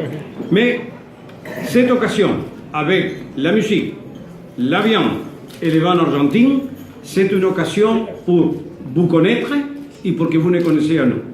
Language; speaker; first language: French; non-native, fluent; Spanish